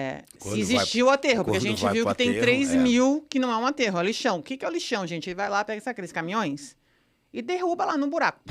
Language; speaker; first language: Portuguese; native; Portuguese